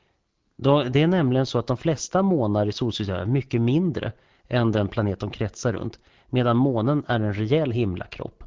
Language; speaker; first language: Swedish; native; Swedish